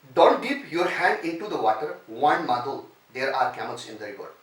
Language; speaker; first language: English; non-native, local second language; Nepali